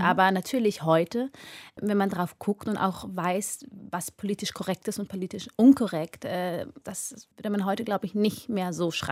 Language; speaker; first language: German; early bilingual, other home language; Amharic